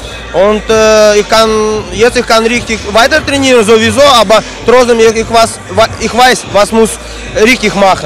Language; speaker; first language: German; non-native, learner; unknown